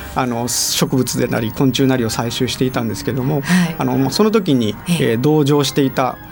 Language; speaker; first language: Japanese; native; Japanese